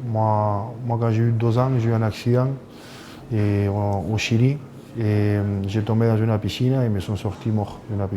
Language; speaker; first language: French; non-native, fluent; Spanish